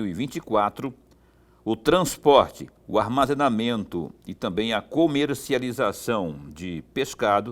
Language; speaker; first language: Portuguese; native; Portuguese